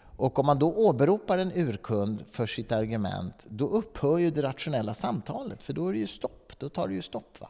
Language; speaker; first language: Swedish; native; Swedish